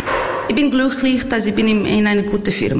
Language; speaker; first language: German; non-native, learner; Portuguese